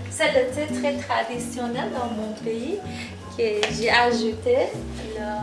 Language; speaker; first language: French; non-native, learner; Persian